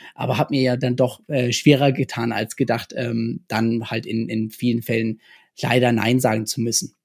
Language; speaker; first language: German; early bilingual, other home language; English